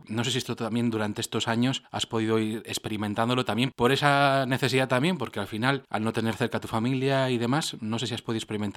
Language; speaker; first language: Spanish; native; Spanish